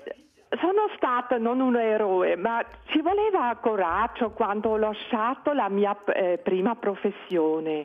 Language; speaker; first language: Italian; non-native, learner; German